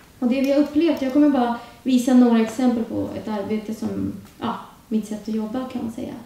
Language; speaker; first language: Swedish; early bilingual, other home language; Urdu